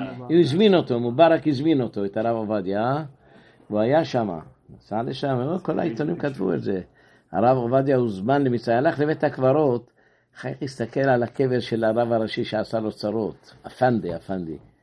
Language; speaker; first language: Hebrew; non-native, fluent; Persian